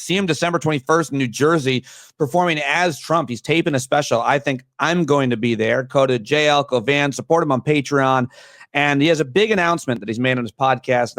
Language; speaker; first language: English; native; English